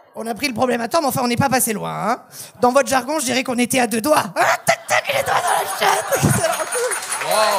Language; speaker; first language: French; native; French